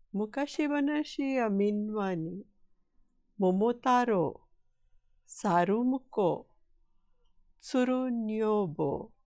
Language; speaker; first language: Japanese; non-native, fluent; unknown